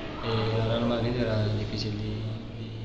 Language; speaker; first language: Spanish; non-native, learner; Romanian